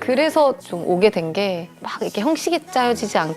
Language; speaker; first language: Korean; native; Korean